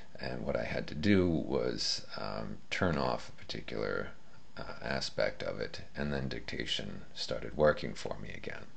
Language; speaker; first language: English; native; English